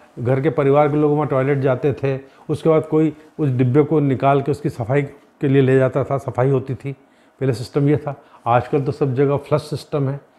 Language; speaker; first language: Hindi; native; Hindi